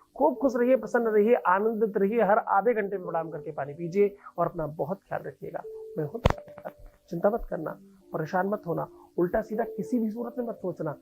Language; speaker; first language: Hindi; native; Hindi